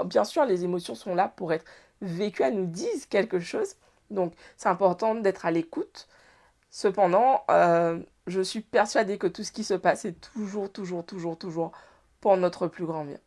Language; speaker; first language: French; native; French